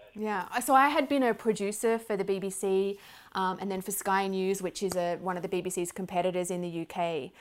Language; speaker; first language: English; native; English